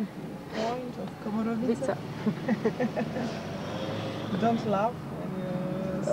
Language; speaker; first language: English; non-native, learner; Polish